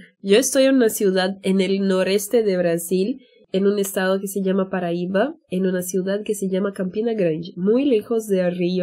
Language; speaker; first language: Spanish; non-native, fluent; Portuguese